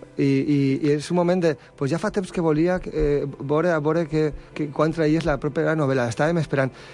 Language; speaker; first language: Catalan; native; Catalan